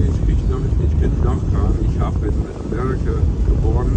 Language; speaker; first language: German; non-native, learner; English